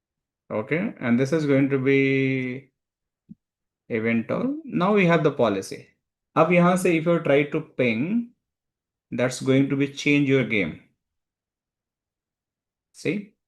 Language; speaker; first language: English; non-native, local second language; Hindi